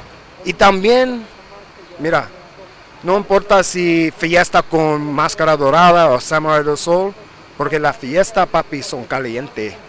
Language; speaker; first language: Spanish; early bilingual, heritage; English